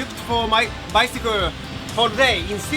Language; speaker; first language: English; non-native, learner; Japanese